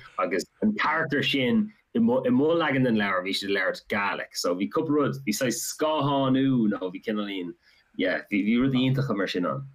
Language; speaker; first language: Irish; non-native, local second language; English